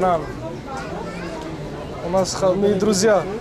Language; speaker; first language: Russian; non-native, learner; Arabic